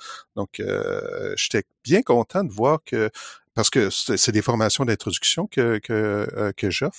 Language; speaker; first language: French; native; French